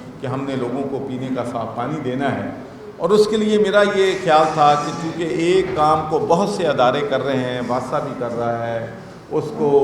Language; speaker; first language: Urdu; non-native, local second language; Punjabi